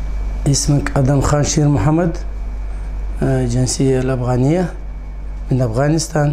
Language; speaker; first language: Arabic; non-native, learner; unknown